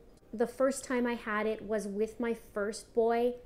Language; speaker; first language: English; native; English